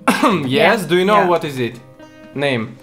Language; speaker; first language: English; non-native, learner; Russian